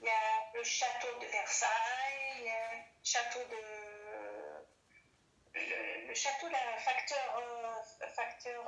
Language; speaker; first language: French; non-native, fluent; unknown